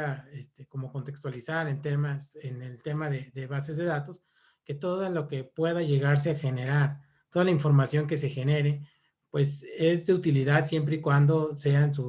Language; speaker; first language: Spanish; native; Spanish